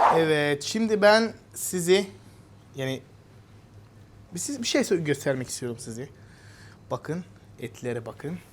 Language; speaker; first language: Turkish; non-native, fluent; Arabic